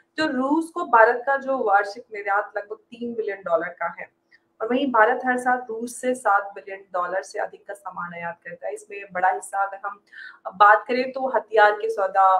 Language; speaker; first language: Hindi; native; Hindi